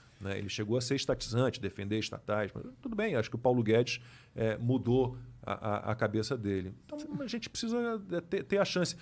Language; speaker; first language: Portuguese; native; Portuguese